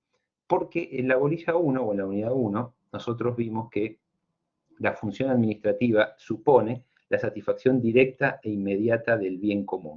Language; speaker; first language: Spanish; native; Spanish